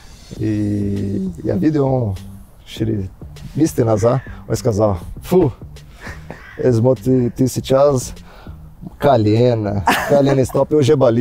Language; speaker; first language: Russian; non-native, learner; Portuguese